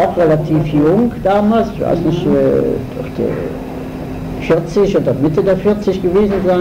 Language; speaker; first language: German; non-native, fluent; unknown